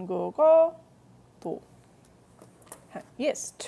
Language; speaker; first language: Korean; non-native, fluent; English